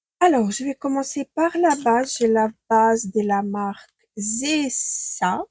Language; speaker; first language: French; non-native, fluent; Ukrainian